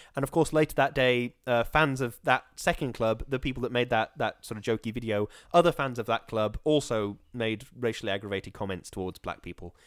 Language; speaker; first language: English; native; English